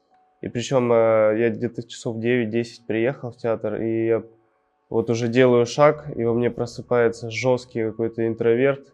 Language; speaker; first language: Russian; native; Russian